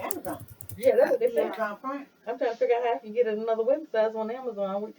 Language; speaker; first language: English; native; English